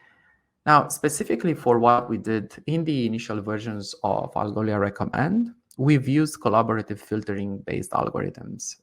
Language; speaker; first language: English; non-native, fluent; Romanian